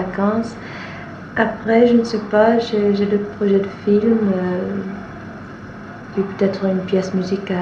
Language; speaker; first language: French; non-native, fluent; English